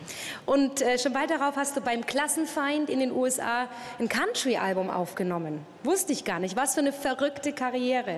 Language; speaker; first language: German; native; German